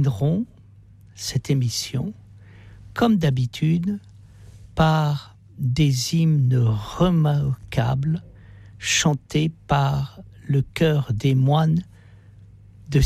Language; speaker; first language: French; native; French